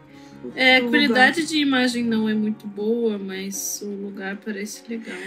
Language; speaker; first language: Portuguese; non-native, fluent; Russian